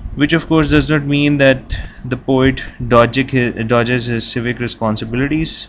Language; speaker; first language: English; non-native, local second language; Urdu